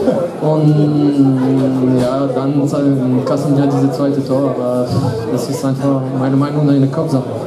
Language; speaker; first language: German; non-native, fluent; French